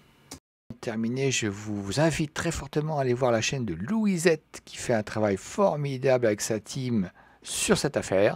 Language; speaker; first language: French; native; French